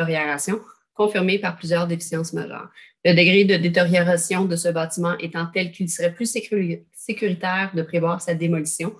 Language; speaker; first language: French; native; French